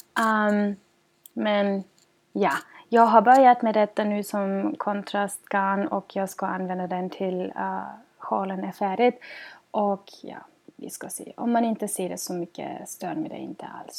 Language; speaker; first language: Swedish; non-native, fluent; German